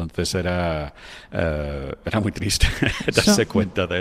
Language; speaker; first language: Spanish; non-native, fluent; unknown